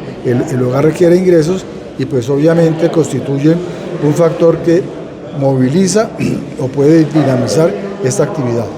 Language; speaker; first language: Spanish; native; Spanish